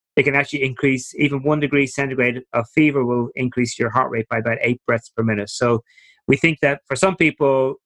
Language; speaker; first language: English; native; English